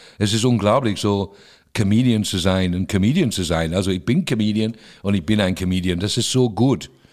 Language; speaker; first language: German; non-native, fluent; English